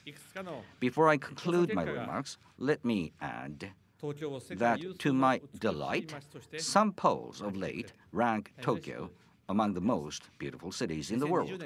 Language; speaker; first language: English; non-native, fluent; Japanese